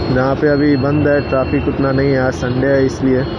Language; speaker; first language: Hindi; non-native, local second language; Bangla